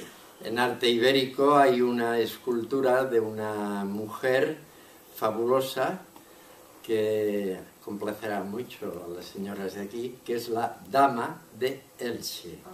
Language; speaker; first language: Spanish; non-native, local second language; Catalan